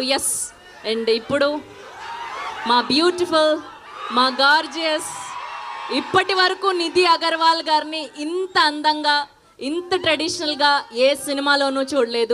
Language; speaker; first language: Telugu; native; Telugu